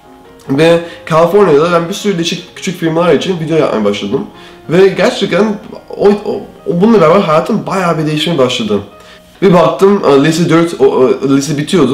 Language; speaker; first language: Turkish; early bilingual, heritage; Turkish